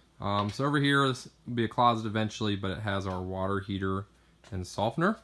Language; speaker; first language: English; native; English